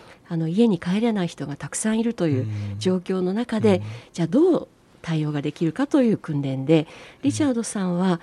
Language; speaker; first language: Japanese; native; Japanese